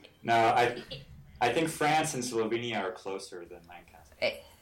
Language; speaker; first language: English; native; English